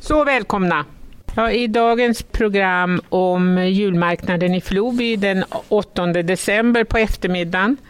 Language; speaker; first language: Swedish; native; Swedish